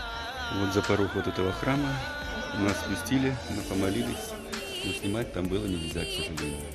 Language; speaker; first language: Russian; native; Russian